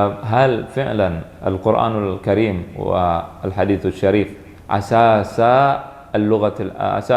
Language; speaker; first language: Arabic; non-native, fluent; Indonesian